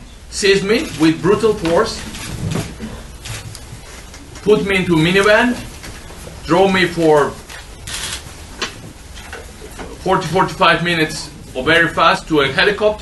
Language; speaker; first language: English; non-native, fluent; Georgian